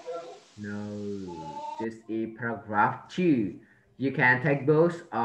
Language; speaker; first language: English; non-native, learner; Vietnamese